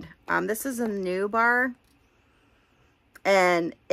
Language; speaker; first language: English; native; English